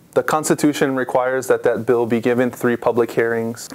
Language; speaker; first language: English; native; English